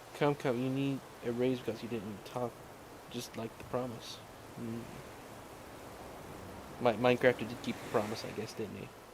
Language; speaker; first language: English; native; English